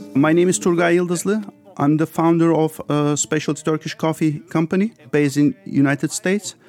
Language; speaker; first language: English; early bilingual, other home language; Turkish